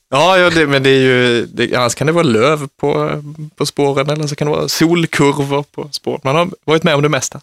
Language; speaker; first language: Swedish; native; Swedish